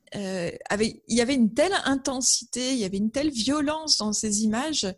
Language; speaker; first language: French; native; French